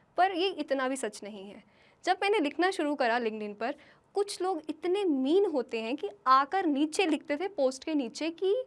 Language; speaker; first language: Hindi; native; Hindi